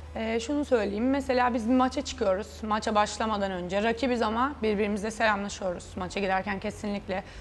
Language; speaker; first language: Turkish; native; Turkish